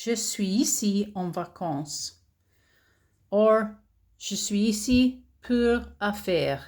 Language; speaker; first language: French; non-native, fluent; English